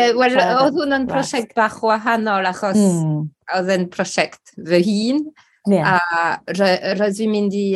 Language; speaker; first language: Welsh; non-native, local second language; English